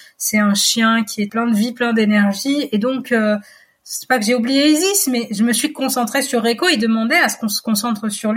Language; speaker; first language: French; native; French